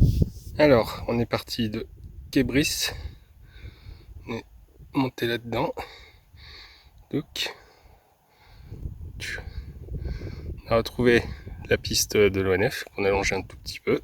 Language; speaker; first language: French; native; French